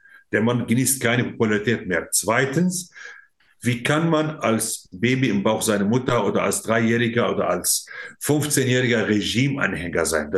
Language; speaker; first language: German; non-native, fluent; Arabic